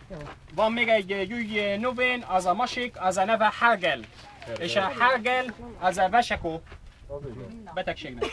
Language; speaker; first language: Hungarian; non-native, learner; Arabic